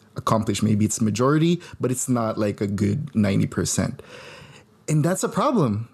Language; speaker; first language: English; non-native, local second language; Filipino